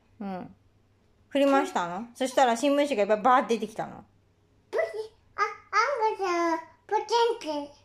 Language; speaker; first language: Japanese; native; Japanese